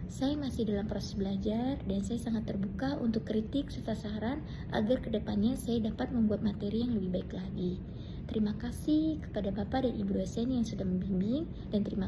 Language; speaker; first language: Indonesian; native; Indonesian